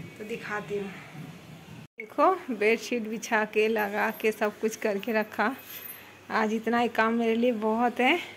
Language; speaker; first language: Hindi; non-native, local second language; Bangla